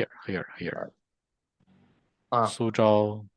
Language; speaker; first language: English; non-native, learner; Chinese